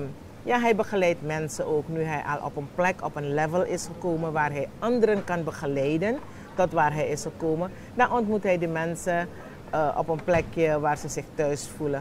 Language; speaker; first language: Dutch; non-native, local second language; Javanese